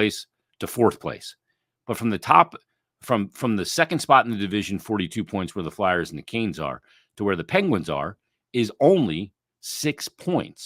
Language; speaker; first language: English; native; English